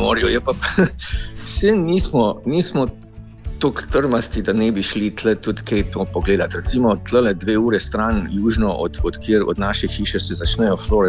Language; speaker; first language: Slovenian; native; Slovenian